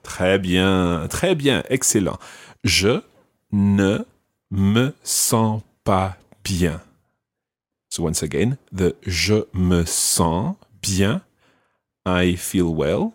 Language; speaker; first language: French; non-native, fluent; English